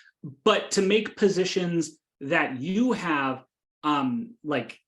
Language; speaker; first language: English; native; English